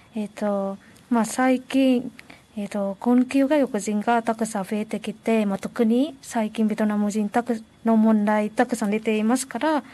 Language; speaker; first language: Japanese; non-native, fluent; Vietnamese